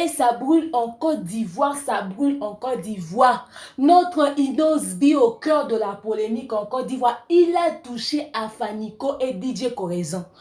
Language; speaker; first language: French; non-native, local second language; Lingala